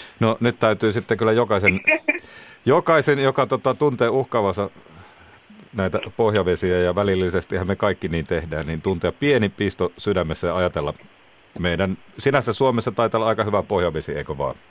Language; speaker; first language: Finnish; native; Finnish